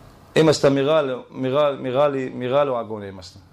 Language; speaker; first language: Greek; non-native, learner; Kurdish